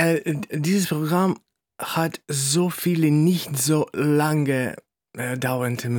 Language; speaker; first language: German; non-native, fluent; Russian